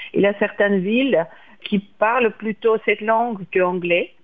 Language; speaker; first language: French; non-native, fluent; Lithuanian